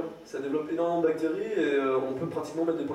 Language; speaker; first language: French; native; French